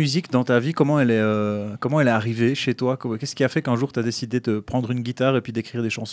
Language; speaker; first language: French; native; French